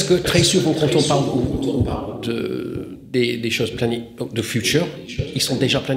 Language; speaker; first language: French; non-native, fluent; English